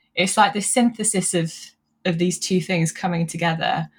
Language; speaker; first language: English; native; English